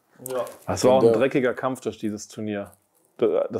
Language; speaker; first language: German; native; German